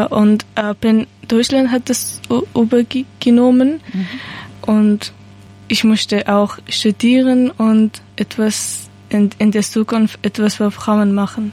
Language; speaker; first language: German; non-native, learner; Persian